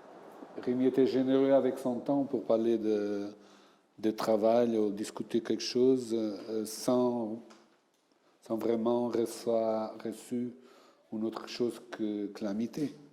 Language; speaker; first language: French; non-native, fluent; Portuguese